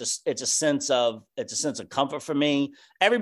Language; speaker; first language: English; native; English